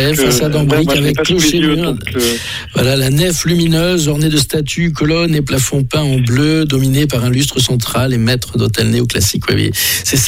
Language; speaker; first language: French; native; French